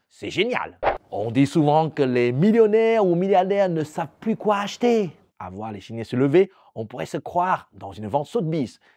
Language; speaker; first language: French; native; French